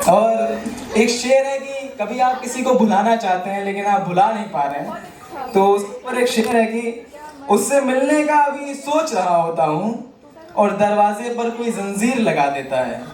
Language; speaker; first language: Hindi; native; Hindi